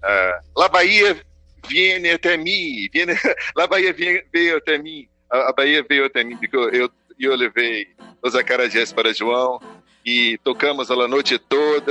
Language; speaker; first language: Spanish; non-native, learner; Portuguese